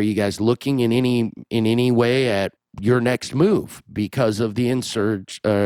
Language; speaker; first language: English; native; English